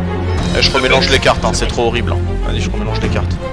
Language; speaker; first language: French; native; French